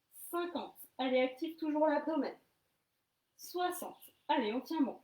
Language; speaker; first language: French; native; French